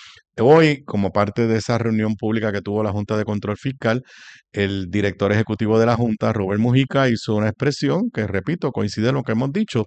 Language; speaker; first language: Spanish; native; Spanish